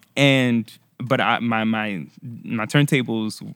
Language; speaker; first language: English; early bilingual, other home language; Spanish